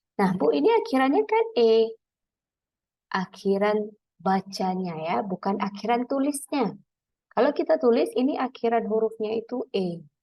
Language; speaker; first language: Indonesian; native; Indonesian